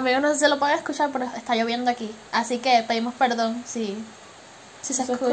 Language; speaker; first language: Spanish; native; Spanish